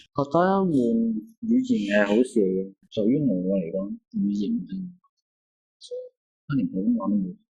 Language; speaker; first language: Cantonese; native; Cantonese